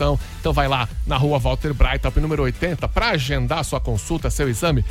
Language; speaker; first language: Portuguese; native; Portuguese